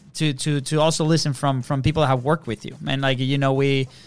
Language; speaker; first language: English; non-native, fluent; Spanish